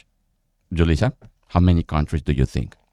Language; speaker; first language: English; non-native, fluent; Spanish